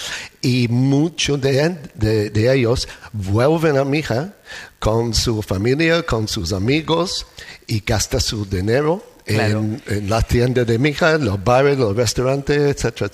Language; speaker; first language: Spanish; non-native, fluent; English